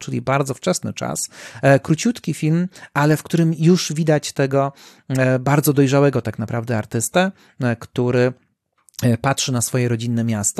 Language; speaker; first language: Polish; native; Polish